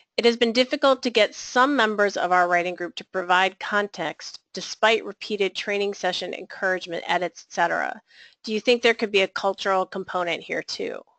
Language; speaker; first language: English; native; English